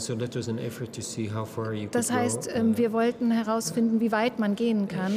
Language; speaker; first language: German; non-native, fluent; Dutch